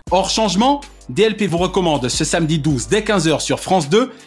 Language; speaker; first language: French; native; French